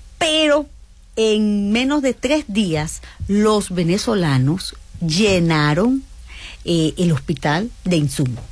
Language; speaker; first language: Spanish; native; Spanish